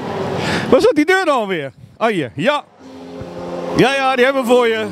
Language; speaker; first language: Dutch; native; Dutch